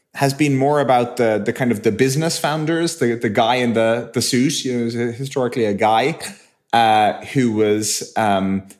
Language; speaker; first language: English; native; English